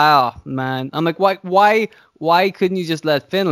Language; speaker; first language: English; native; English